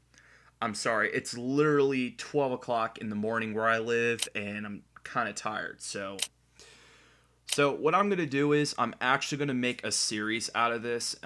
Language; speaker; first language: English; native; English